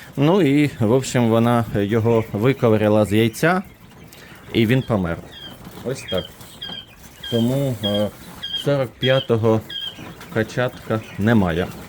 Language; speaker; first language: Ukrainian; non-native, local second language; Russian